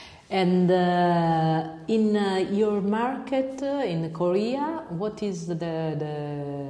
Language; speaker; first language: English; non-native, learner; Italian